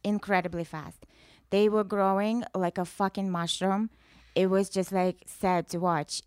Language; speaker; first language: English; non-native, fluent; Russian